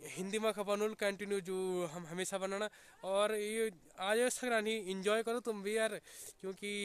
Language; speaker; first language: Hindi; native; Hindi